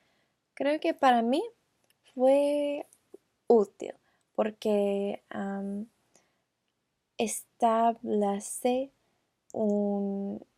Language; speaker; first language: Spanish; non-native, learner; English